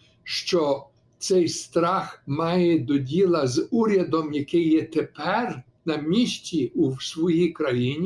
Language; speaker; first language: Ukrainian; early bilingual, heritage; Ukrainian